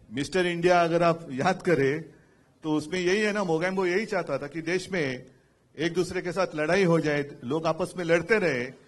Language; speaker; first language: Hindi; non-native, local second language; Marathi